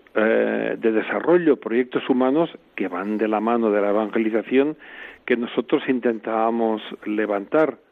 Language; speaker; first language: Spanish; native; Spanish